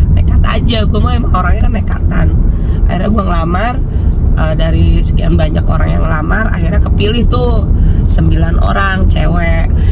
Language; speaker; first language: Indonesian; native; Indonesian